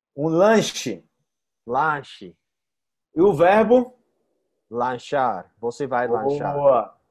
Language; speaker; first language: Portuguese; non-native, fluent; English